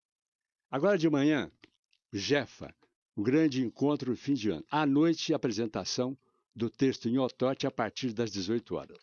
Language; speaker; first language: Portuguese; native; Portuguese